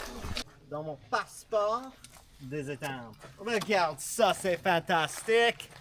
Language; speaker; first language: French; non-native, learner; English